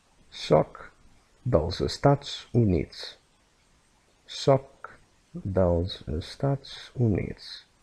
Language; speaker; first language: Catalan; non-native, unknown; English